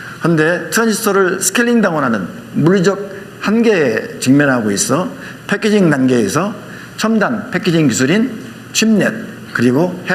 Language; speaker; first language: Korean; native; Korean